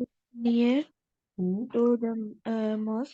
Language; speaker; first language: English; non-native, local second language; Urdu